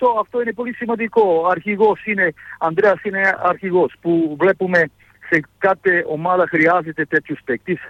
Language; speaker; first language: Greek; non-native, fluent; Serbian